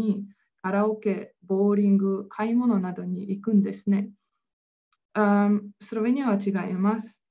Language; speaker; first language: Japanese; non-native, fluent; Slovenian